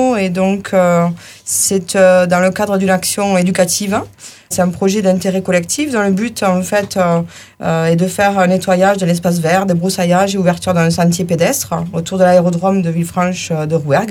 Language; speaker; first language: French; native; French